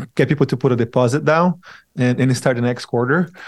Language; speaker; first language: English; non-native, fluent; Portuguese